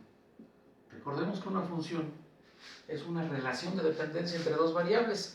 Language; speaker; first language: Spanish; native; Spanish